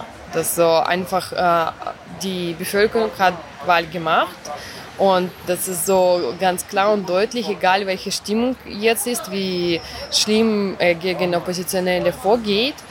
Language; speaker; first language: German; non-native, fluent; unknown